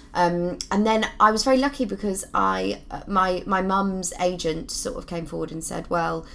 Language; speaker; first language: English; native; English